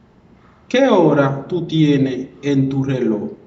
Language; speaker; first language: Spanish; non-native, fluent; Haitian Creole